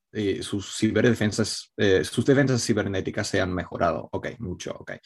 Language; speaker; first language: Spanish; non-native, fluent; Italian